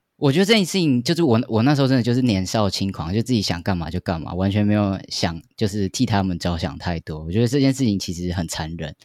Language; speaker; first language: Chinese; native; Chinese